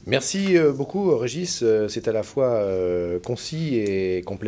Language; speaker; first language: French; native; French